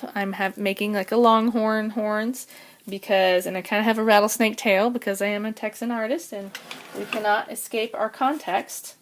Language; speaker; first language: English; native; English